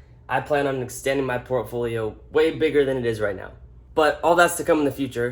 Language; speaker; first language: English; native; English